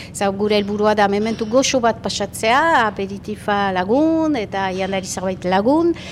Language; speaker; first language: Basque; native; Basque